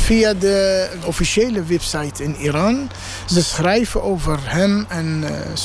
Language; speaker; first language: Dutch; non-native, learner; Arabic